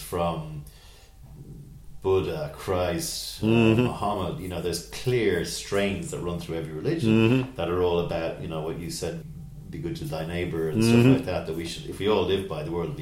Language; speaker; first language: English; native; English